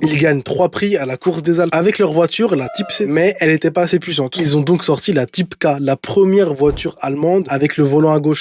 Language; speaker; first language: French; native; French